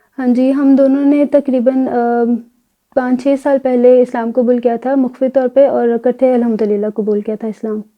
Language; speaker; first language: Urdu; native; Urdu